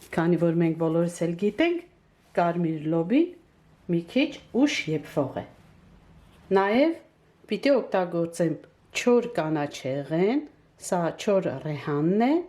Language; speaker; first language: Armenian; non-native, local second language; Kurdish